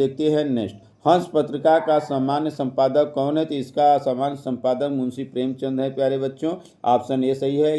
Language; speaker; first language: Hindi; native; Hindi